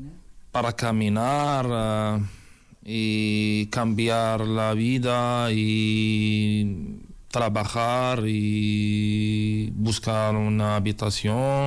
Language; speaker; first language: Spanish; non-native, learner; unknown